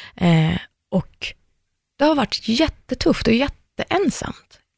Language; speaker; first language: Swedish; early bilingual, other home language; Persian